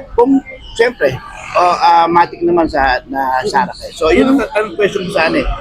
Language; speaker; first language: Filipino; native; Filipino